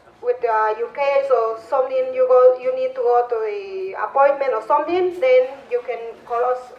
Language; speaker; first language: English; non-native, learner; Spanish